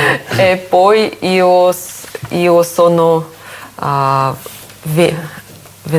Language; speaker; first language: Italian; non-native, learner; Russian